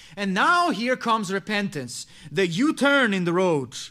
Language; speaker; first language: English; non-native, fluent; Italian